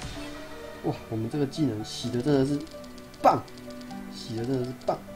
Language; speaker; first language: Chinese; native; Chinese